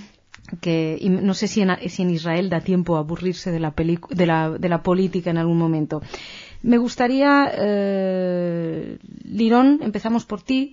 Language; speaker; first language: Spanish; native; Spanish